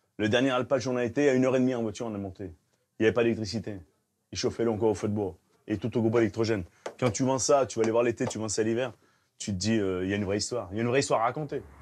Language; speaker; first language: French; native; French